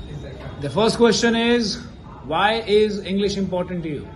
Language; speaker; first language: English; non-native, local second language; Hindi